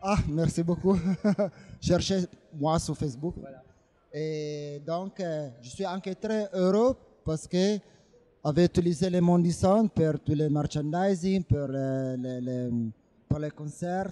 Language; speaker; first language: French; non-native, learner; Italian